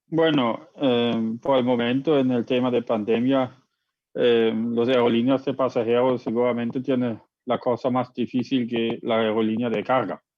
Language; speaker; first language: Spanish; non-native, fluent; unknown